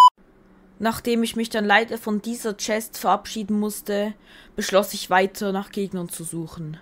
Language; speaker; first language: German; native; German